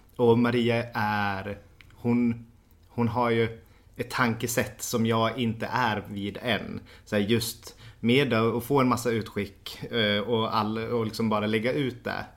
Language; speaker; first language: Swedish; native; Swedish